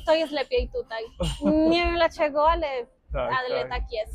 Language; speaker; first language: Polish; non-native, fluent; Spanish